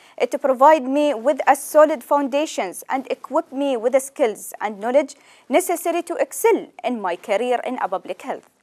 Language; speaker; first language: English; non-native, fluent; Arabic